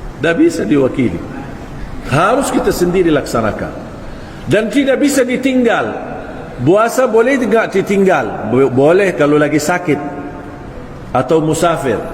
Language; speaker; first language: Malay; non-native, fluent; Arabic